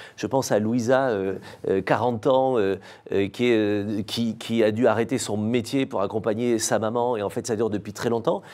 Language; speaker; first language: French; native; French